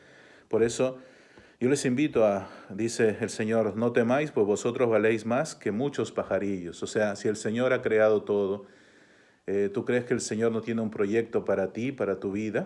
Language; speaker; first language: Spanish; native; Spanish